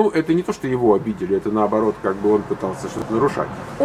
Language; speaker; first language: Russian; native; Russian